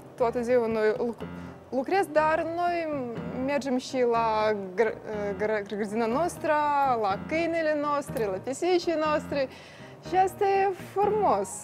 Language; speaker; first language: Romanian; non-native, learner; Russian